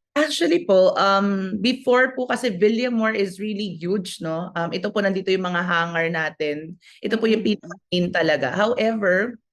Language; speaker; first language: Filipino; native; Filipino